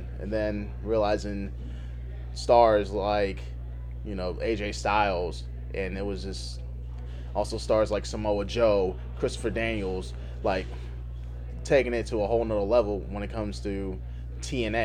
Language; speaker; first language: English; native; English